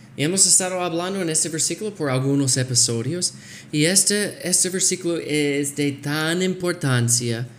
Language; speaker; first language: Spanish; non-native, fluent; English